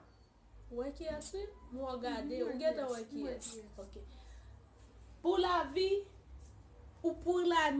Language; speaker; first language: French; non-native, learner; Haitian Creole